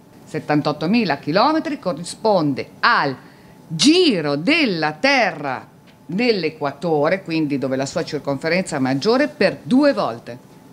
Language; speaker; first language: Italian; native; Italian